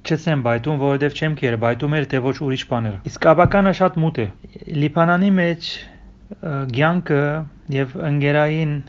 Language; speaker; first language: Armenian; early bilingual, heritage; Armenian